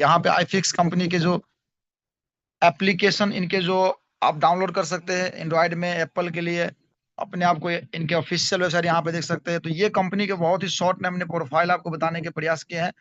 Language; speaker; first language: Hindi; native; Hindi